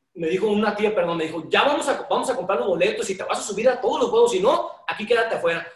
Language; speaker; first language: Spanish; native; Spanish